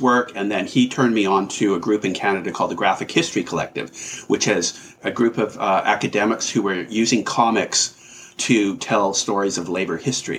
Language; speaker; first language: English; native; English